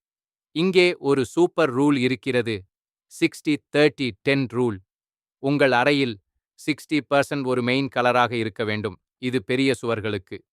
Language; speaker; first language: Tamil; native; Tamil